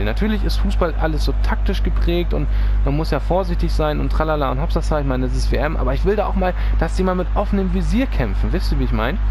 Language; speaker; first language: German; native; German